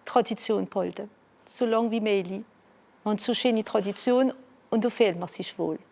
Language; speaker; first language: German; non-native, local second language; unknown